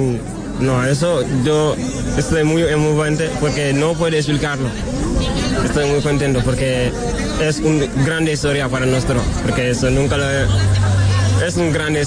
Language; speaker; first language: Spanish; non-native, learner; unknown